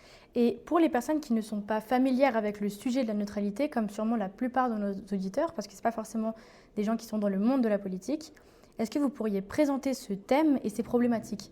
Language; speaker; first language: French; native; French